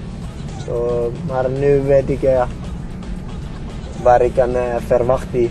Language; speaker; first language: Dutch; non-native, learner; Estonian